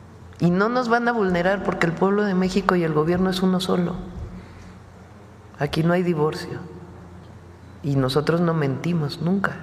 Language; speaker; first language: Spanish; native; Spanish